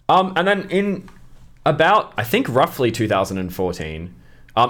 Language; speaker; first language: English; native; English